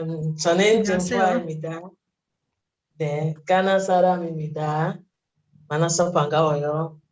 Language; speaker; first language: Korean; non-native, learner; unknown